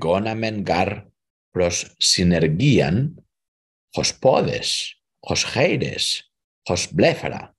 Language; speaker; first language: Greek; non-native, learner; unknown